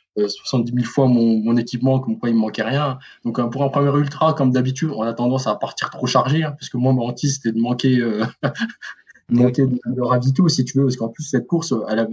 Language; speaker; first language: French; native; French